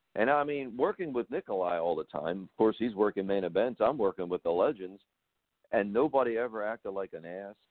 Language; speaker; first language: English; native; English